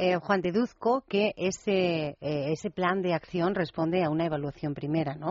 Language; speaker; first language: Spanish; native; Spanish